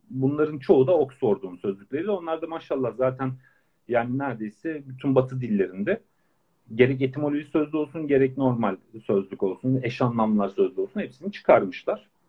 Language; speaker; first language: Turkish; native; Turkish